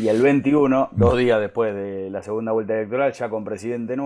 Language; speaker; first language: Spanish; native; Spanish